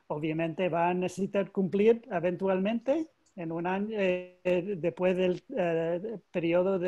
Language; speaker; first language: Spanish; non-native, learner; English